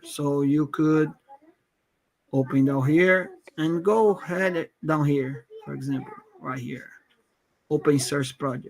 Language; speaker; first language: English; non-native, fluent; Portuguese